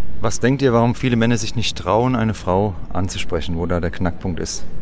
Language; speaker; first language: German; native; German